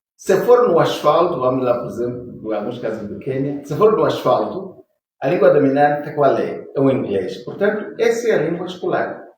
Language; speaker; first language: Portuguese; non-native, local second language; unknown